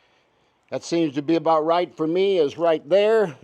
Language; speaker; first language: English; native; English